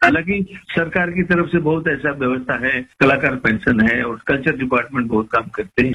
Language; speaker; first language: Hindi; non-native, local second language; Odia